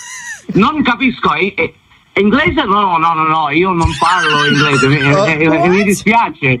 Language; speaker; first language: Italian; non-native, learner; English